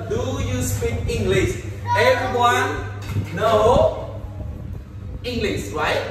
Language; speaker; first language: English; non-native, learner; Khmer